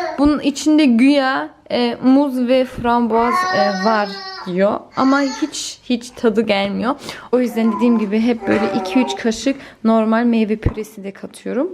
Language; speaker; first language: Turkish; early bilingual, heritage; Turkish